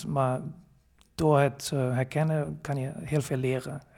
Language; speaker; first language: Dutch; non-native, fluent; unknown